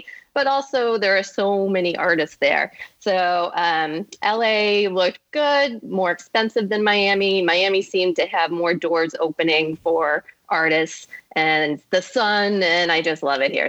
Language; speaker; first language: English; native; English